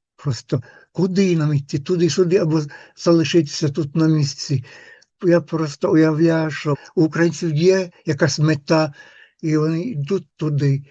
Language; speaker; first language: Ukrainian; non-native, fluent; Finnish